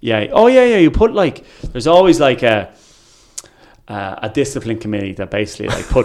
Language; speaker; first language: English; native; English